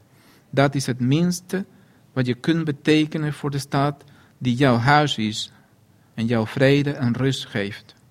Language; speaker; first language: Dutch; non-native, fluent; Spanish